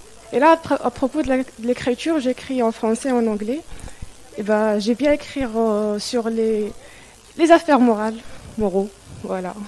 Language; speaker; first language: French; non-native, local second language; Arabic